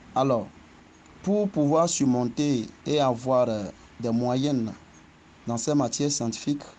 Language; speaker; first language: French; non-native, local second language; Ewe